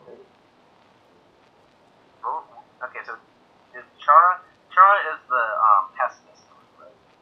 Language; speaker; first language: English; native; English